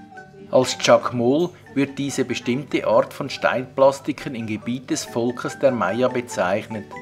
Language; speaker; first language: German; native; German